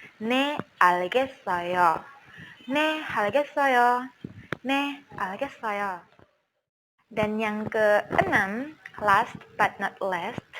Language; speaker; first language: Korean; non-native, learner; Indonesian